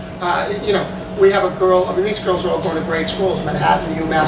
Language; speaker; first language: English; native; English